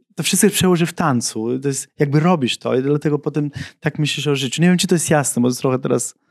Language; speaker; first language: Polish; non-native, fluent; Italian